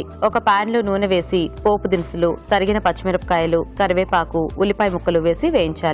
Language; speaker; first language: Telugu; native; Telugu